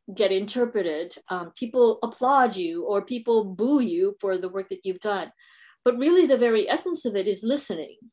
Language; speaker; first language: English; non-native, local second language; Filipino